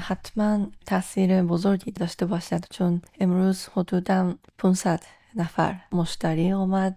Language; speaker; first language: Persian; non-native, fluent; Japanese